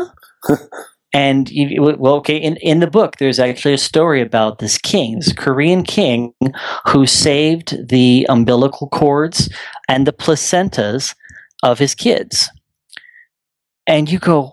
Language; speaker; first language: English; native; English